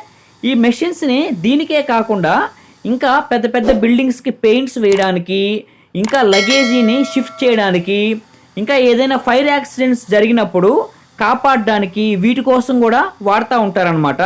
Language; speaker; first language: Telugu; native; Telugu